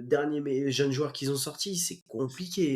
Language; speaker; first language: French; native; French